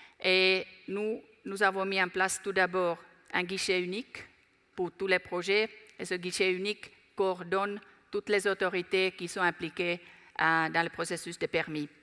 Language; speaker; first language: French; non-native, fluent; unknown